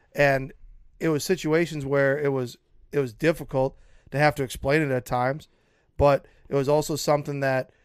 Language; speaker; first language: English; native; English